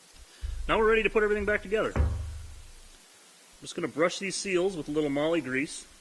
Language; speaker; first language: English; native; English